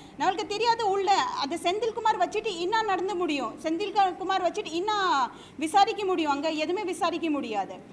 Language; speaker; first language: Tamil; non-native, local second language; Hindi